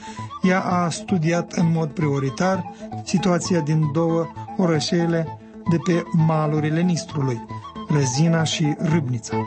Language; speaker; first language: Romanian; native; Romanian